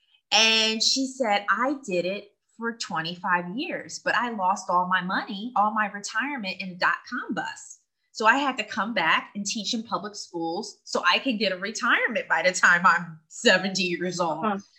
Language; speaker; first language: English; native; English